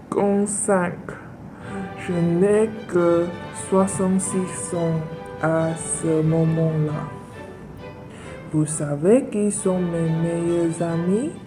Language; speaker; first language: French; non-native, learner; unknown